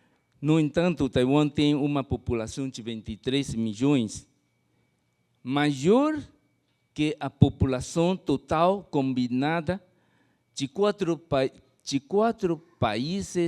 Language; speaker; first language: Portuguese; non-native, fluent; Chinese